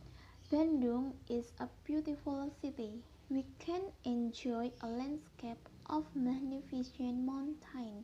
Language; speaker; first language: English; non-native, fluent; Indonesian